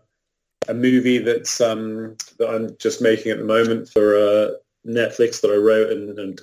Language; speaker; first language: English; native; English